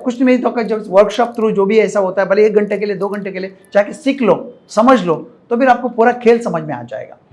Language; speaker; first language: Hindi; non-native, local second language; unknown